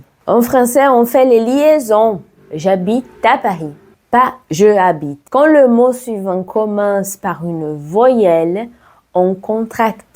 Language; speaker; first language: French; non-native, fluent; Portuguese